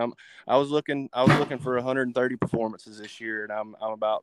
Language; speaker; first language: English; native; English